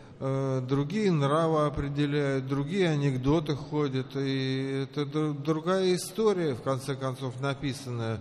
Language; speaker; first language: Russian; native; Russian